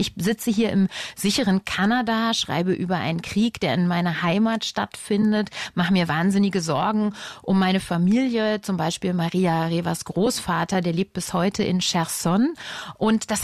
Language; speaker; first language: German; native; German